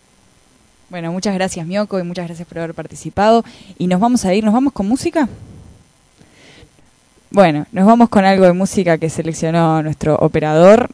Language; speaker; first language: Spanish; native; Spanish